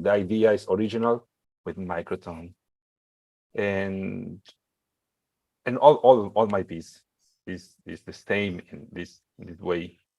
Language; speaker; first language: English; non-native, learner; Spanish